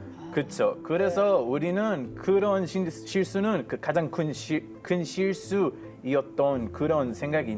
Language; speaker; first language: Korean; non-native, fluent; Hebrew